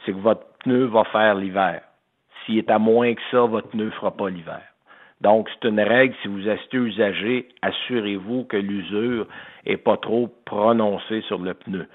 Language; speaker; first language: French; native; French